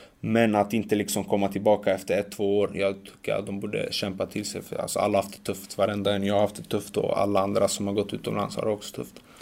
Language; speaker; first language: Swedish; early bilingual, other home language; Macedonian